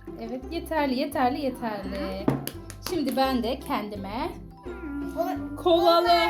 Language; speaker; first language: Turkish; native; Turkish